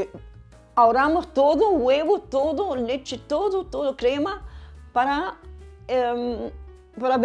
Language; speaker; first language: Spanish; early bilingual, other home language; German